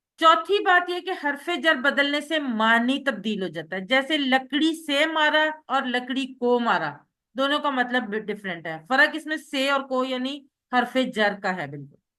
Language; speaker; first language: Urdu; native; Urdu